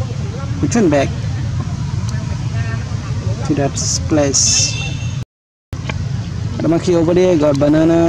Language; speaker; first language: English; non-native, learner; Khmer